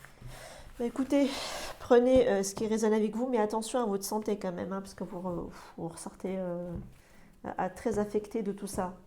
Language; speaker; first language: French; native; French